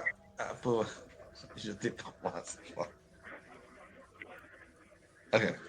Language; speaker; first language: French; non-native, learner; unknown